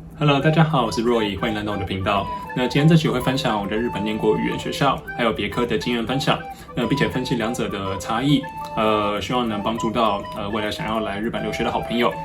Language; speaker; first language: Chinese; native; Chinese